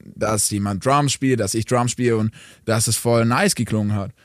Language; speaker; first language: German; native; German